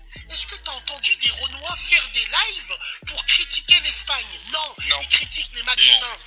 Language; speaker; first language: French; early bilingual, other home language; Arabic